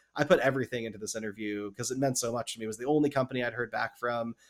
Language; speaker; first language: English; native; English